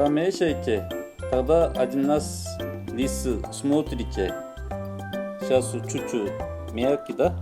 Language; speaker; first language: Russian; non-native, learner; Korean